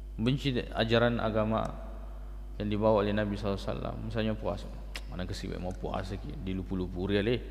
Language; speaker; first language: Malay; non-native, local second language; Buginese